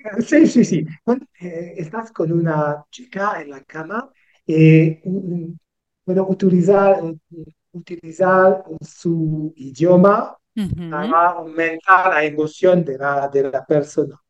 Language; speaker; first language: Spanish; non-native, learner; French